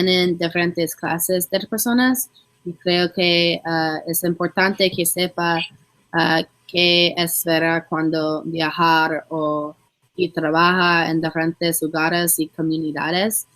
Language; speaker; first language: Spanish; non-native, learner; English